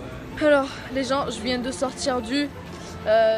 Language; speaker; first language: French; native; French